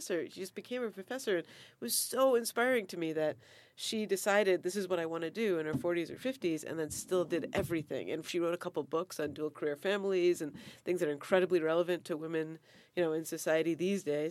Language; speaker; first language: English; native; English